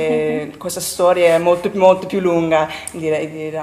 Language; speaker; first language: Italian; non-native, fluent; English